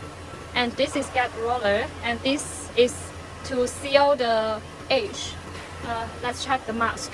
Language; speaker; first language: English; non-native, learner; Chinese